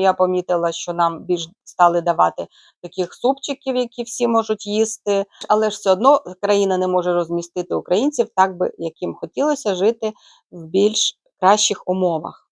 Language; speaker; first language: Ukrainian; native; Ukrainian